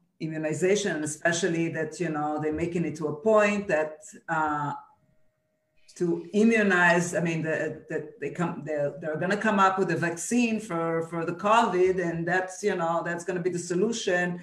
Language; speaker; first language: English; non-native, fluent; Hebrew